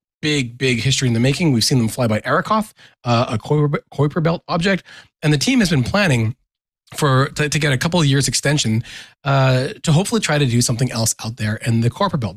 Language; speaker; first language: English; native; English